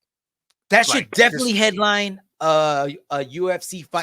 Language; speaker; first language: English; native; English